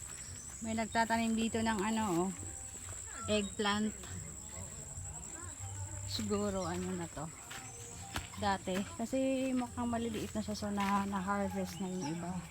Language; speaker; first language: Filipino; non-native, local second language; Cebuano